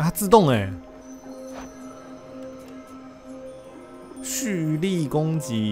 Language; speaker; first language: Chinese; native; Chinese